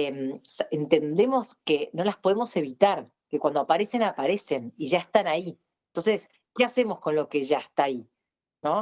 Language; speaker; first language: Spanish; native; Spanish